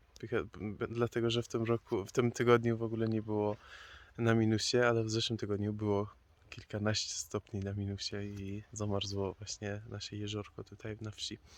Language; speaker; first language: Polish; non-native, fluent; Persian